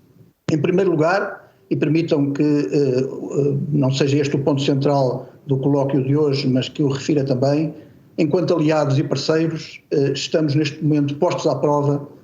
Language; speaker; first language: Portuguese; native; Portuguese